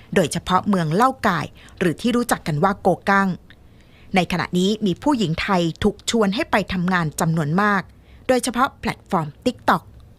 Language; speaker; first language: Thai; native; Thai